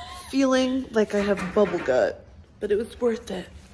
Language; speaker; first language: English; native; English